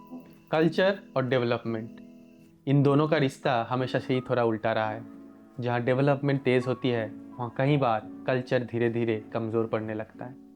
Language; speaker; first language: Hindi; native; Hindi